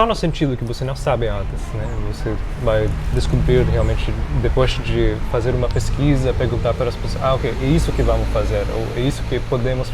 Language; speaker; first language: Portuguese; non-native, fluent; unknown